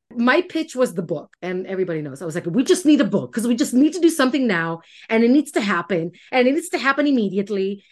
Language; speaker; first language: English; non-native, fluent; Spanish